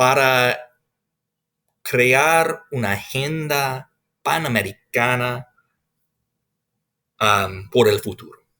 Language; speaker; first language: Spanish; non-native, fluent; English